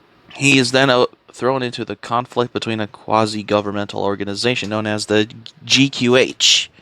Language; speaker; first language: English; native; English